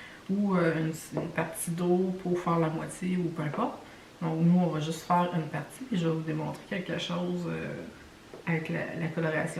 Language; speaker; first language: French; native; French